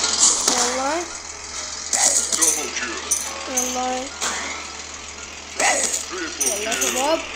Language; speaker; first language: Arabic; native; Arabic